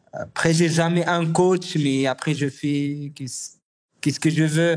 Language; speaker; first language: French; non-native, learner; Arabic